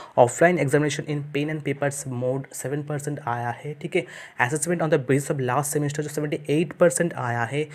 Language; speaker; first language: Hindi; non-native, local second language; Bangla